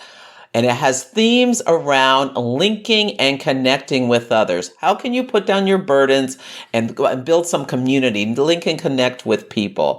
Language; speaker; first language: English; native; English